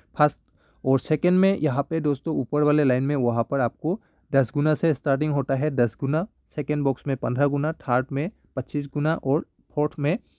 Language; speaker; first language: Hindi; non-native, local second language; Bangla